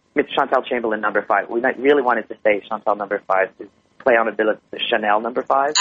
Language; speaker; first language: English; native; English